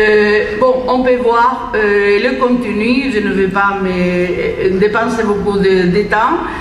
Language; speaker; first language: French; non-native, fluent; Spanish